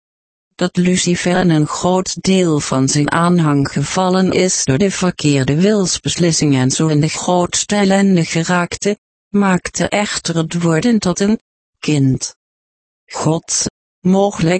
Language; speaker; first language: Dutch; native; Dutch